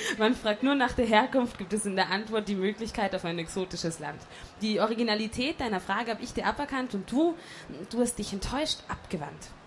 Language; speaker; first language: German; native; German